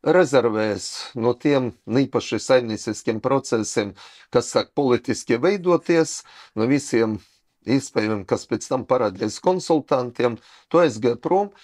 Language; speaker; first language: Latvian; non-native, local second language; Russian